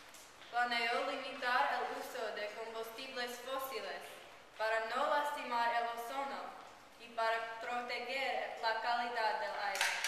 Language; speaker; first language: Spanish; non-native, learner; English